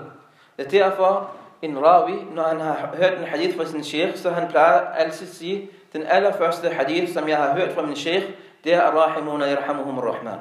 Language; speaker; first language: Danish; non-native, local second language; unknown